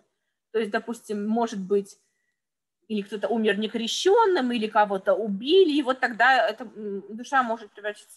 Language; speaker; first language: Russian; native; Russian